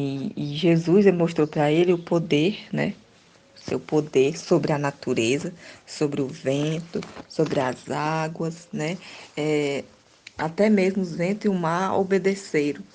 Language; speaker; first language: Portuguese; native; Portuguese